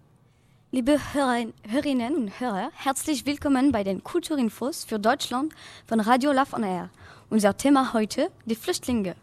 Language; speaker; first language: German; non-native, learner; French